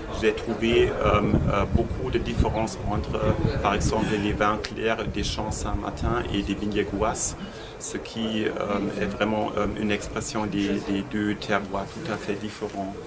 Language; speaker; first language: French; non-native, fluent; German